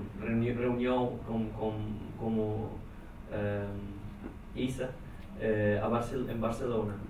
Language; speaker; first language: Portuguese; non-native, learner; Spanish